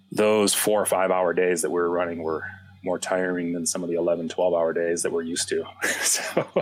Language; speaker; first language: English; native; English